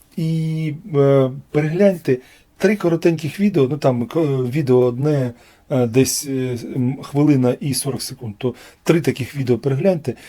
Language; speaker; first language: Ukrainian; non-native, local second language; Russian